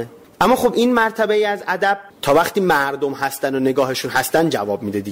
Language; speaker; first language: Persian; native; Persian